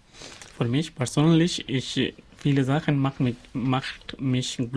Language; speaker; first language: German; non-native, learner; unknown